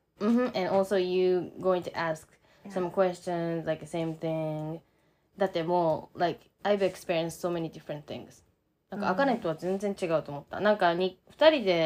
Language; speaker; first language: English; non-native, learner; Japanese